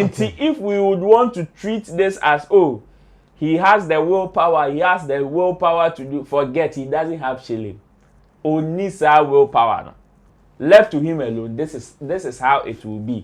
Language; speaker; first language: English; non-native, local second language; Akan